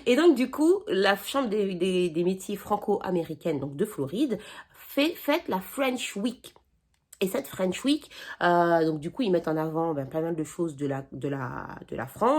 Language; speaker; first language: French; native; French